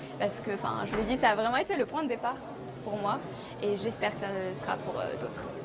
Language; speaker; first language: French; non-native, local second language; Arabic